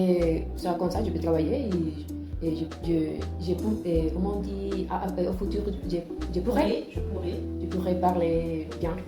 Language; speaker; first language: French; non-native, learner; Spanish